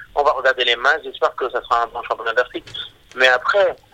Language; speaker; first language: French; non-native, local second language; Arabic